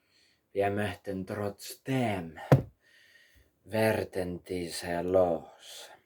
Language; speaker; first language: German; non-native, learner; Finnish